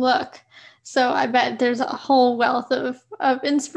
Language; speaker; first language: English; native; English